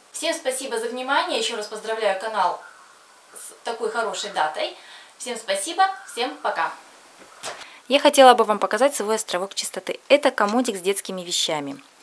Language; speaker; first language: Russian; native; Russian